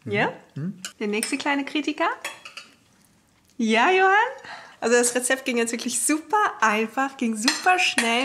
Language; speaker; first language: German; native; German